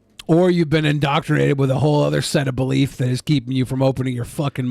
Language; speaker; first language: English; native; English